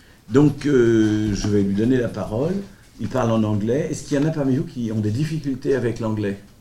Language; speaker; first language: French; native; French